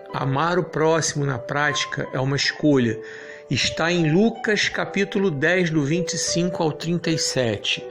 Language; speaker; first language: Portuguese; native; Portuguese